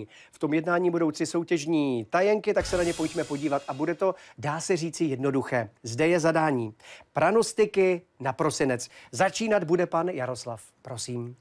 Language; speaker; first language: Czech; native; Czech